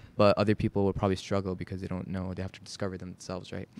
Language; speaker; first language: English; native; English